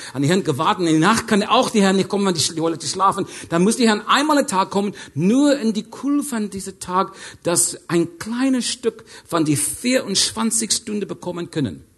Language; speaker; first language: German; non-native, learner; English